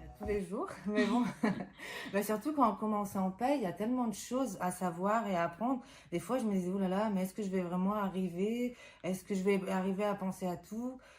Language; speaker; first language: French; non-native, fluent; Spanish